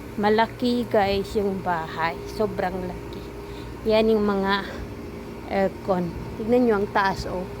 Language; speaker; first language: Filipino; non-native, local second language; Cebuano